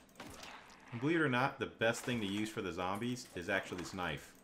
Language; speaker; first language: English; native; English